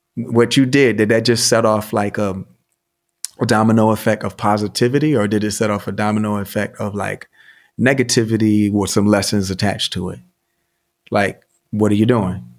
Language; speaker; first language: English; native; English